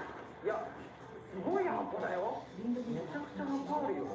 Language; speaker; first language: Japanese; native; Japanese